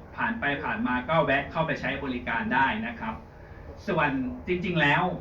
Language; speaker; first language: Thai; native; Thai